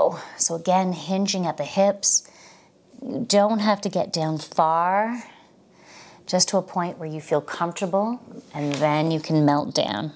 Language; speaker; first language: English; native; English